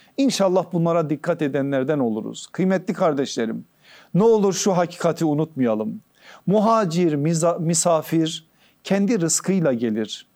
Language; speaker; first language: Turkish; native; Turkish